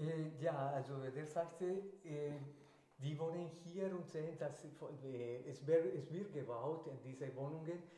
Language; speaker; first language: German; non-native, fluent; Spanish